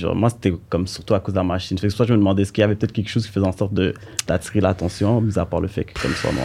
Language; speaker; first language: French; native; French